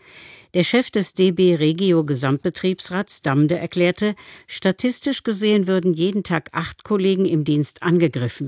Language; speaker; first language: German; native; German